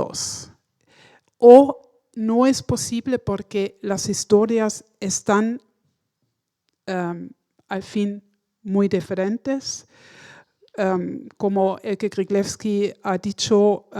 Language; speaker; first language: Spanish; non-native, learner; German